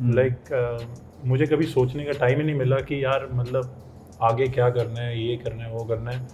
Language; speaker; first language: English; non-native, local second language; Punjabi